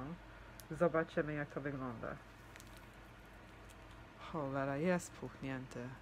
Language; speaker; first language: Polish; non-native, fluent; English